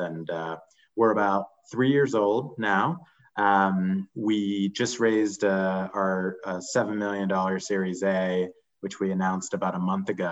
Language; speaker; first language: English; native; English